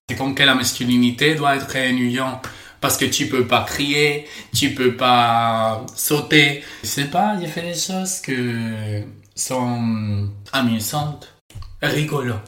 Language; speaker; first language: French; non-native, learner; Spanish